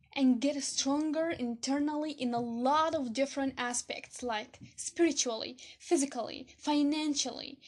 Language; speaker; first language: English; non-native, fluent; Arabic